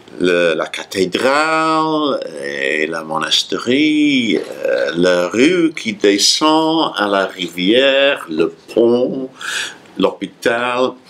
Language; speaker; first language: French; non-native, fluent; English